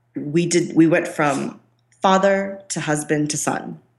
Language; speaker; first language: English; non-native, local second language; Bangla